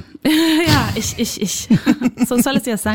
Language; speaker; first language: German; non-native, fluent; Swedish